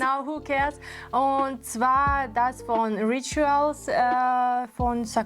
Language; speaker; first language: German; non-native, fluent; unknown